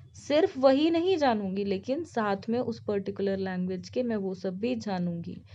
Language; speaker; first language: Hindi; native; Hindi